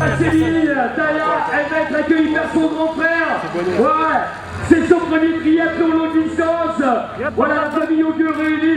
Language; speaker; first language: French; native; French